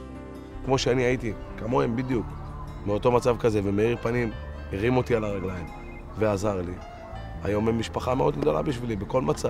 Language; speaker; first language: Hebrew; native; Hebrew